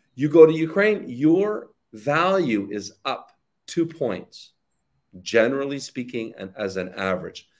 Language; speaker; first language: English; native; English